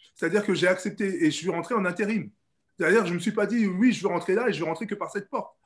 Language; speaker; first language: French; native; French